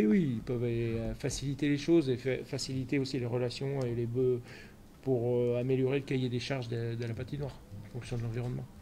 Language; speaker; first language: French; native; French